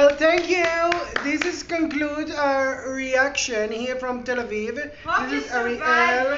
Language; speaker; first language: English; non-native, fluent; Hebrew